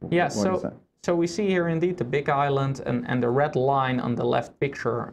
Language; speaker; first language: English; non-native, fluent; Dutch